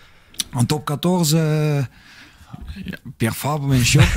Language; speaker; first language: French; non-native, learner; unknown